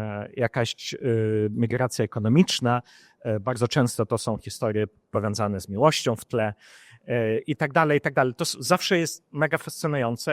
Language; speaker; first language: Polish; non-native, fluent; Ukrainian